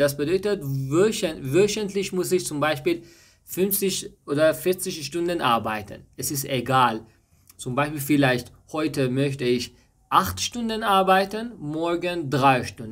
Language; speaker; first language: German; non-native, learner; Persian